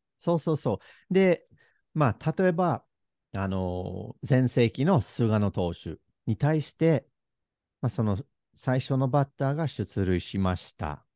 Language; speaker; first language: Japanese; non-native, fluent; English